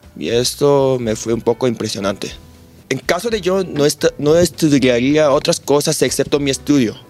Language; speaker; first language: Spanish; non-native, fluent; Korean